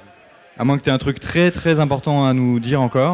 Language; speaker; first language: French; native; French